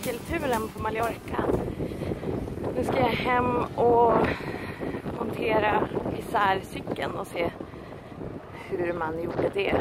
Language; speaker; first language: Swedish; native; Swedish